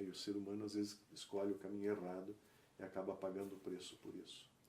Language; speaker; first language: Portuguese; native; Portuguese